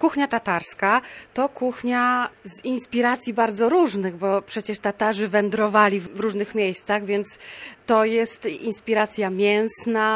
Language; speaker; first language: Polish; native; Polish